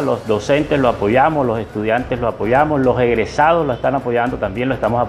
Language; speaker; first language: Spanish; native; Spanish